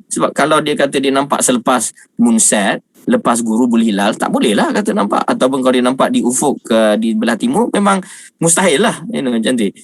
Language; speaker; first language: Malay; native; Malay